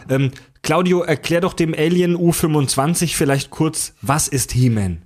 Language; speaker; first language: German; native; German